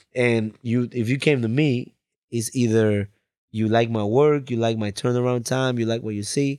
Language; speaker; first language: English; early bilingual, other home language; Spanish